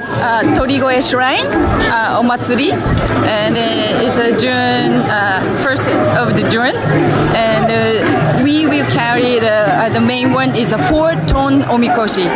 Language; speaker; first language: English; non-native, learner; Japanese